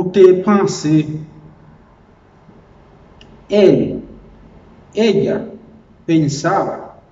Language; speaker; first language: Spanish; non-native, fluent; Haitian Creole